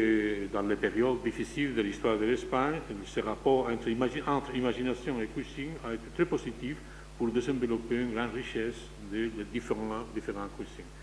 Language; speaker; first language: French; non-native, fluent; Spanish